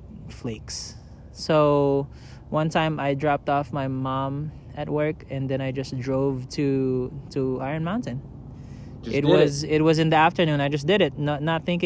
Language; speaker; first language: English; non-native, local second language; Filipino